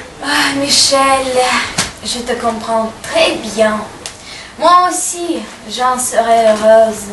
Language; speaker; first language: French; non-native, learner; Russian